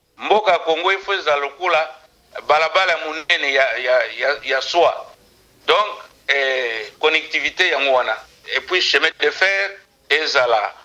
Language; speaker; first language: Lingala; non-native, local second language; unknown